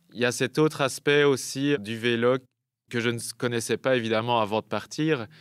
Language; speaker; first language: French; native; French